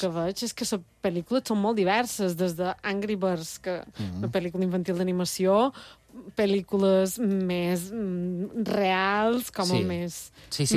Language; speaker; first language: Catalan; native; Catalan